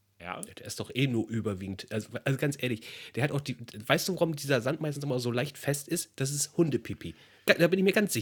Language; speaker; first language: German; native; German